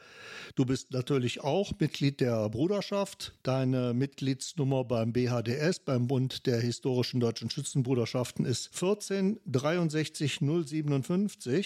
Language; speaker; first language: German; native; German